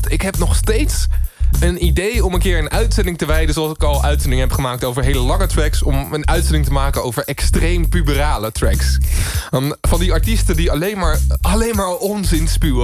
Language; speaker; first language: Dutch; native; Dutch